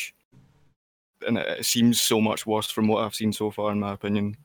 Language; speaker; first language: English; native; English